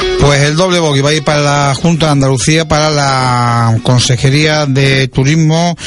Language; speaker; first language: Spanish; native; Spanish